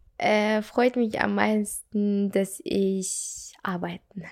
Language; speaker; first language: German; non-native, learner; Arabic